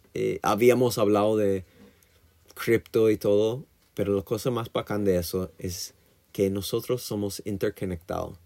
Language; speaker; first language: Spanish; non-native, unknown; English